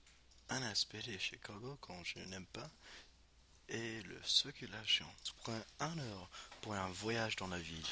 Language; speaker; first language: French; non-native, learner; English